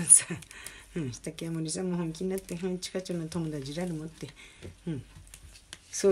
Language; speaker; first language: Japanese; native; Japanese